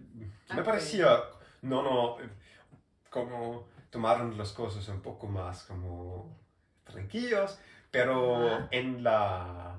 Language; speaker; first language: Spanish; non-native, learner; German